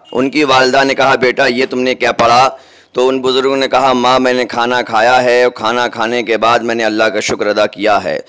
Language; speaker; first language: Urdu; native; Urdu